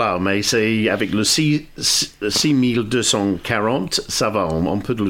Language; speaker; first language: French; non-native, fluent; English